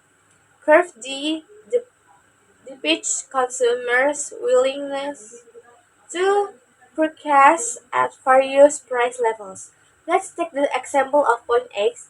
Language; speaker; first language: English; non-native, learner; Indonesian